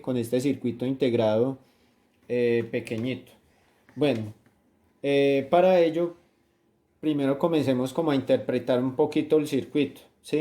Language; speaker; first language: Spanish; native; Spanish